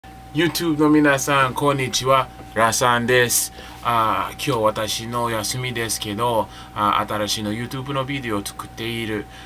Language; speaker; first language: Japanese; non-native, learner; English